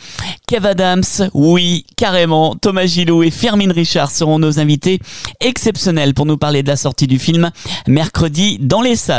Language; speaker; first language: French; native; French